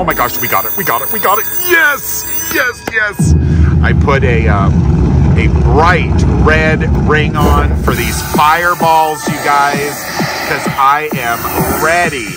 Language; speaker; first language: English; native; English